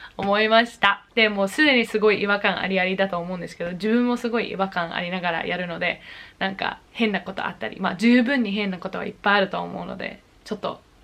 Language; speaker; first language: Japanese; early bilingual, heritage; English